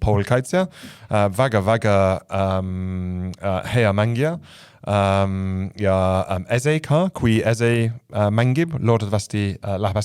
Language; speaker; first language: Estonian; non-native, fluent; English